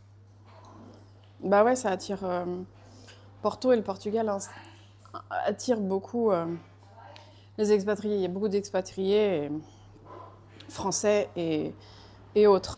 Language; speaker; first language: French; native; French